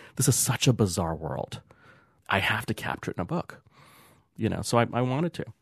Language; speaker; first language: English; early bilingual, other home language; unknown